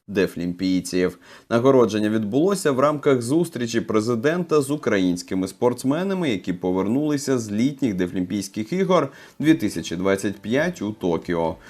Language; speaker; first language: Ukrainian; native; Ukrainian